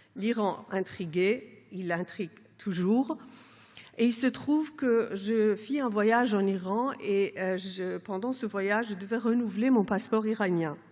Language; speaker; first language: French; non-native, fluent; Persian